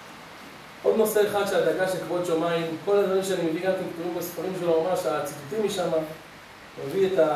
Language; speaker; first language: Hebrew; native; Hebrew